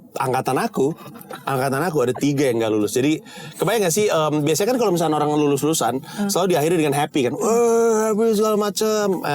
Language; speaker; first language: Indonesian; native; Indonesian